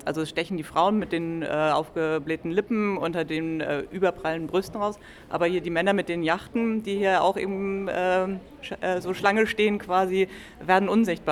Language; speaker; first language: German; native; German